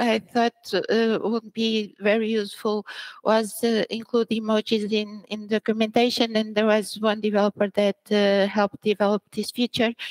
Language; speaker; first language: English; early bilingual, other home language; Portuguese